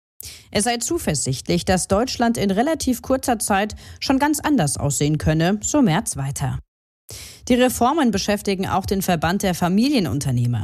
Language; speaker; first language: German; native; German